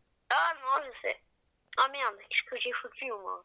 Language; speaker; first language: French; native; French